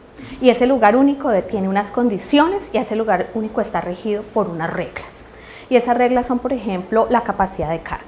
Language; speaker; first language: Spanish; native; Spanish